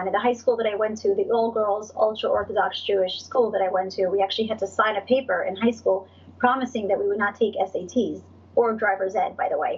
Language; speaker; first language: English; native; English